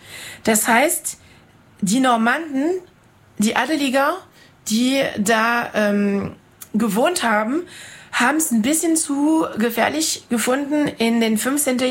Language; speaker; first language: German; non-native, fluent; French